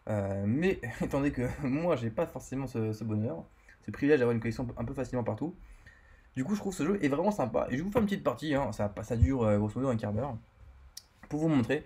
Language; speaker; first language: French; native; French